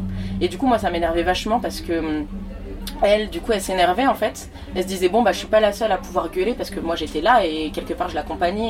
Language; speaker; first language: French; native; French